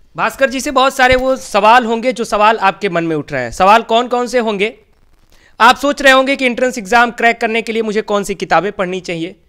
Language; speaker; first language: Hindi; native; Hindi